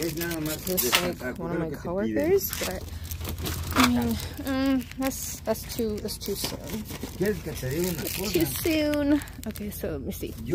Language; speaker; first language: English; native; English